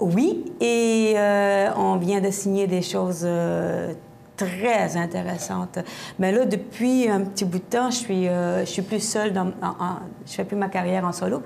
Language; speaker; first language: French; native; French